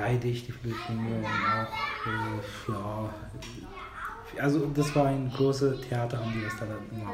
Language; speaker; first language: German; non-native, fluent; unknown